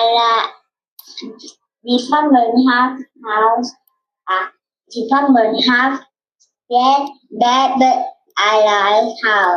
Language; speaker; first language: English; non-native, learner; Vietnamese